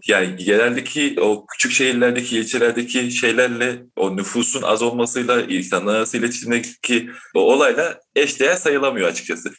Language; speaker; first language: Turkish; native; Turkish